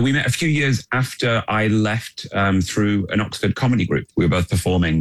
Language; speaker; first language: English; native; English